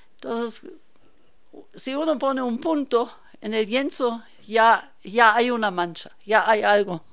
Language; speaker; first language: Spanish; non-native, fluent; German